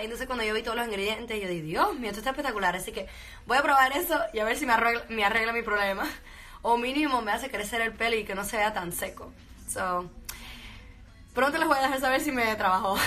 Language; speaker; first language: Spanish; native; Spanish